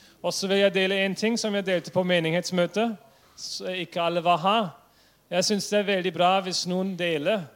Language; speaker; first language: Norwegian; non-native, fluent; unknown